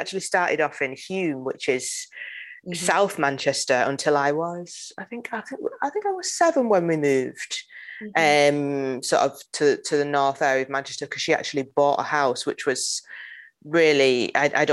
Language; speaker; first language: English; native; English